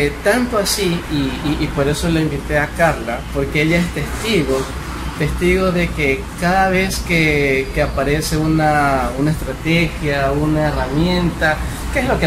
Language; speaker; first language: Spanish; native; Spanish